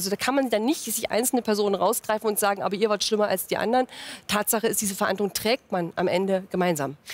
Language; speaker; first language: German; native; German